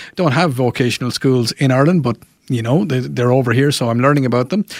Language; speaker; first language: English; non-native, local second language; Irish